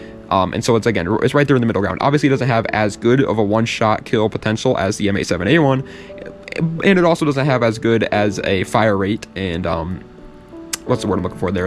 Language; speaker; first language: English; native; English